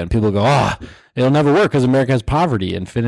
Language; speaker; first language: English; native; English